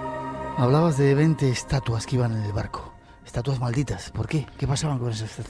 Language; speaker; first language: Spanish; native; Spanish